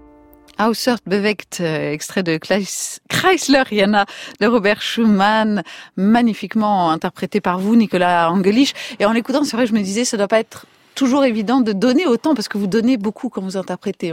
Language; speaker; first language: French; native; French